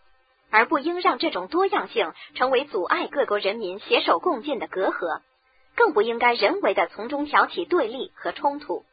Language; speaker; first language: Chinese; native; Chinese